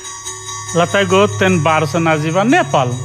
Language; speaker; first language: Polish; non-native, learner; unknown